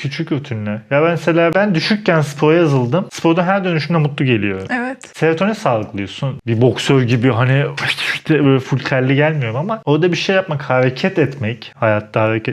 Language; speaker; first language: Turkish; native; Turkish